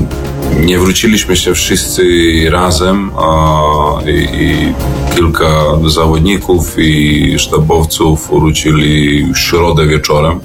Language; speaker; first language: Polish; non-native, fluent; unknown